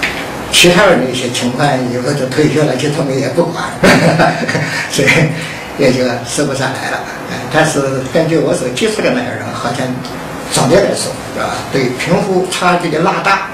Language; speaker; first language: Chinese; native; Chinese